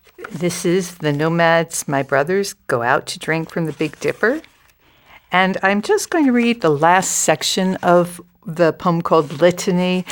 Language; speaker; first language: English; native; English